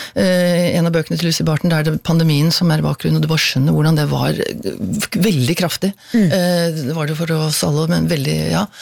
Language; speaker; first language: Norwegian; native; Norwegian